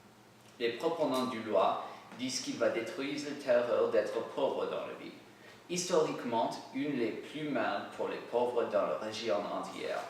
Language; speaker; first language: French; non-native, learner; English